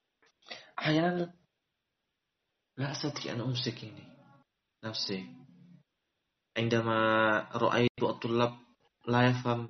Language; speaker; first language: Arabic; non-native, fluent; Indonesian